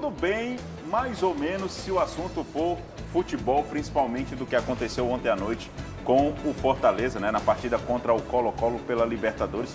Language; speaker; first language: Portuguese; native; Portuguese